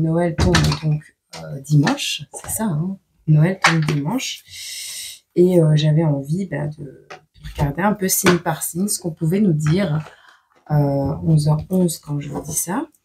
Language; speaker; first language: French; native; French